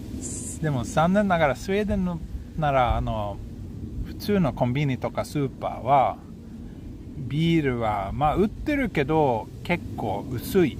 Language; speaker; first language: Japanese; non-native, fluent; Swedish